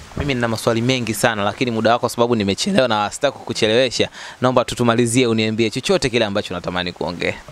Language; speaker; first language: Swahili; native; Swahili